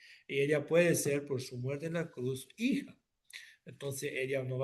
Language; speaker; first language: Spanish; non-native, fluent; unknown